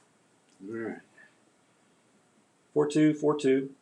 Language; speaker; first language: English; native; English